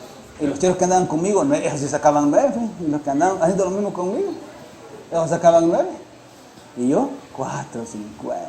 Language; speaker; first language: Spanish; native; Spanish